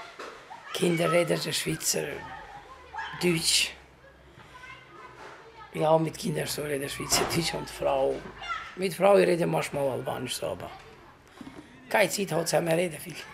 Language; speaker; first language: German; non-native, learner; Albanian